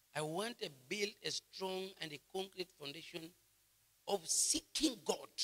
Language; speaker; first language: English; non-native, local second language; Swahili